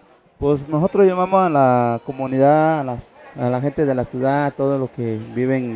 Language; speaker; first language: Spanish; non-native, local second language; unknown